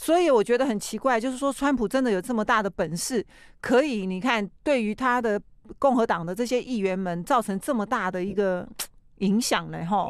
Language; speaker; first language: Chinese; native; Chinese